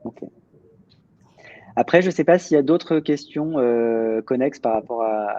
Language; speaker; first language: French; native; French